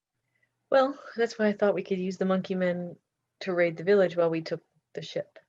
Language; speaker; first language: English; native; English